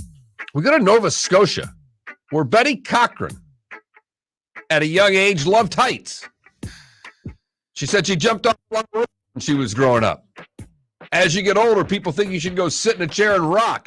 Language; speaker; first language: English; native; English